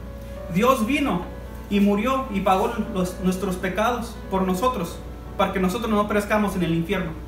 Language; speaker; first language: Spanish; early bilingual, heritage; Spanish